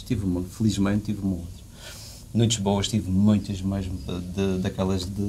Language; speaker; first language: Portuguese; native; Portuguese